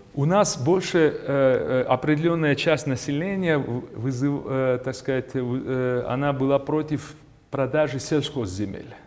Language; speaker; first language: Russian; non-native, local second language; Georgian